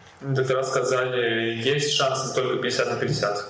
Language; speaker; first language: Russian; native; Russian